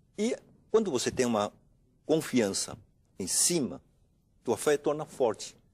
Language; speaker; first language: Portuguese; non-native, fluent; Chinese